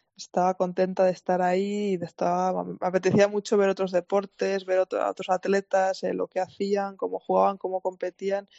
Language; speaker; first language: Spanish; native; Spanish